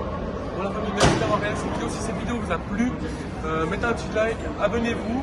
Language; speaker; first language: French; native; French